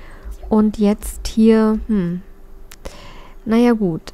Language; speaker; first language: German; native; German